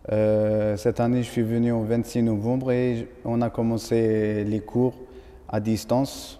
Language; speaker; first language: French; non-native, local second language; Arabic